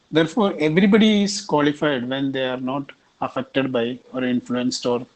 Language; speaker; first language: English; non-native, local second language; Malayalam